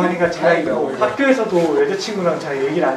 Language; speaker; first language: Korean; native; Korean